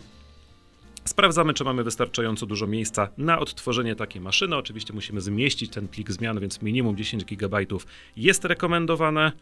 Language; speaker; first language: Polish; native; Polish